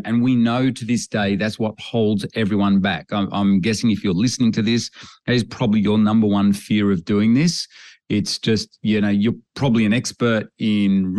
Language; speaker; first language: English; native; English